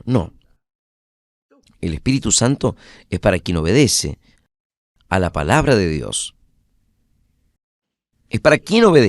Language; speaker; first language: Spanish; non-native, fluent; Portuguese